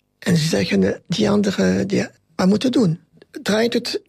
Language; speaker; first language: Dutch; non-native, local second language; French